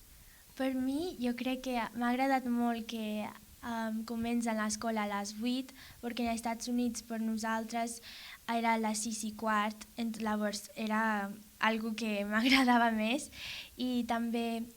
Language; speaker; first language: Catalan; non-native, learner; English